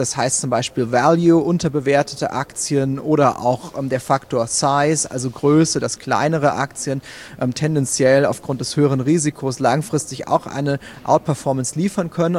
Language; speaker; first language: German; native; German